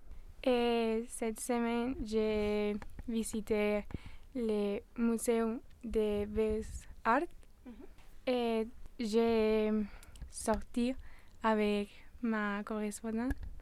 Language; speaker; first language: French; non-native, learner; Spanish